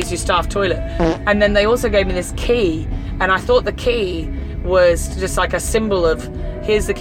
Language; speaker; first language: English; native; English